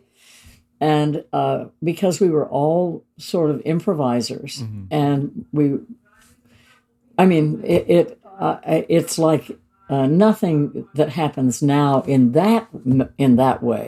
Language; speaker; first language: English; native; English